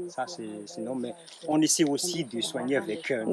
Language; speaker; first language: French; non-native, local second language; Malagasy